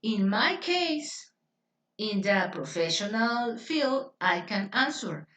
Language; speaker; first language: English; non-native, fluent; Spanish